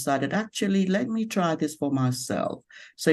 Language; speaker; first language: English; non-native, local second language; Yoruba